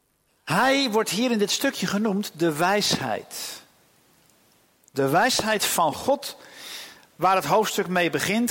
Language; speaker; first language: Dutch; native; Dutch